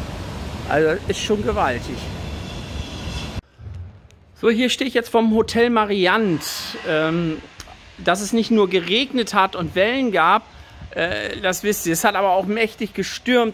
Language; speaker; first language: German; native; German